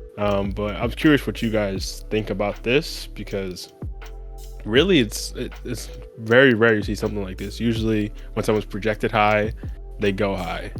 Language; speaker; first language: English; native; English